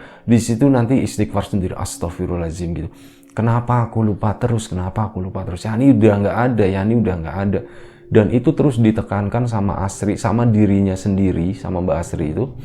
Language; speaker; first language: Indonesian; native; Indonesian